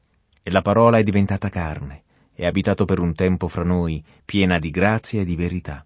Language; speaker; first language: Italian; native; Italian